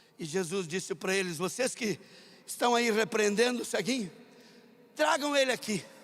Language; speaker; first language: Portuguese; non-native, local second language; German